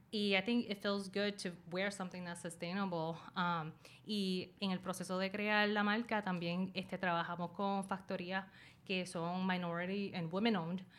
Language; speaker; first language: Spanish; early bilingual, other home language; Chinese